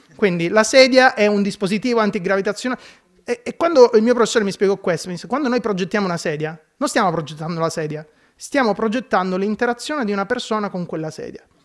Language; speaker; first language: Italian; native; Italian